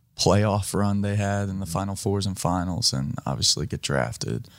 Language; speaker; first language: English; native; English